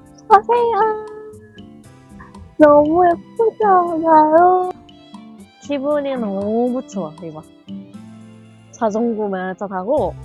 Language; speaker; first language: Korean; non-native, learner; Japanese